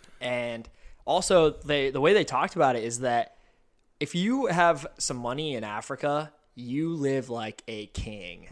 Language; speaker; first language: English; early bilingual, other home language; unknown